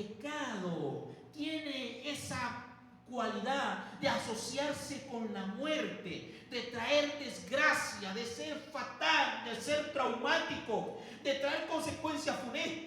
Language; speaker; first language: Spanish; native; Spanish